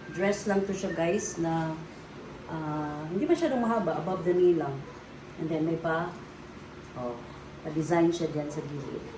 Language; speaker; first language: Filipino; non-native, local second language; Cebuano